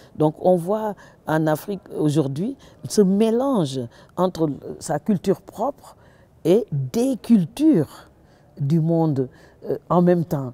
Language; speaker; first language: French; non-native, local second language; Wolof